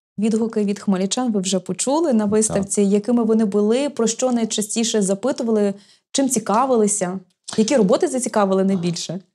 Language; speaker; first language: Ukrainian; native; Ukrainian